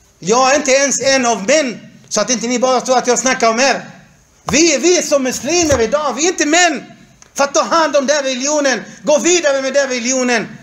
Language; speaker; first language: Swedish; non-native, fluent; Arabic